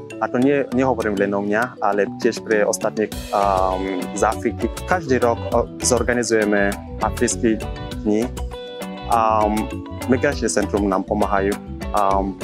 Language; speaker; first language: Slovak; non-native, learner; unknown